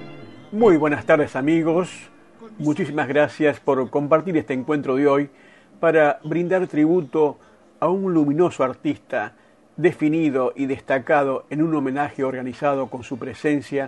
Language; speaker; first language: Spanish; native; Spanish